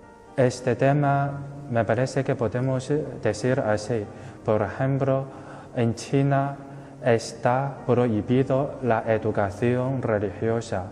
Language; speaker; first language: Spanish; non-native, fluent; Chinese